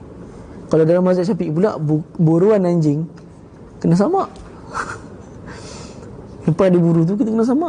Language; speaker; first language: Malay; native; Malay